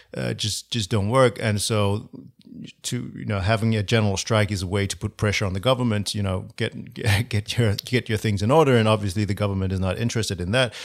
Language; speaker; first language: English; non-native, fluent; Danish